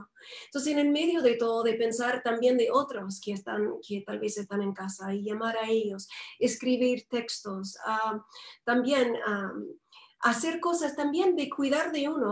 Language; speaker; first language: Spanish; non-native, fluent; English